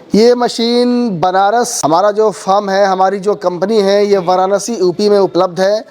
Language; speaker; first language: Hindi; native; Hindi